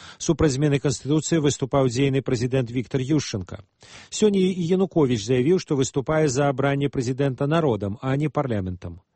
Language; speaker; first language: Belarusian; native; Belarusian